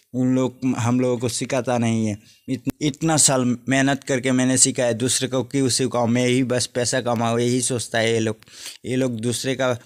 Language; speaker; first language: Hindi; non-native, local second language; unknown